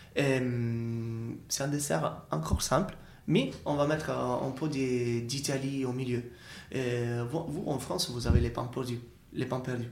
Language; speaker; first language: French; non-native, fluent; Italian